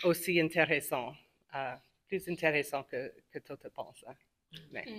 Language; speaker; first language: French; non-native, local second language; English